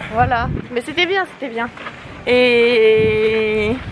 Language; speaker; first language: French; native; French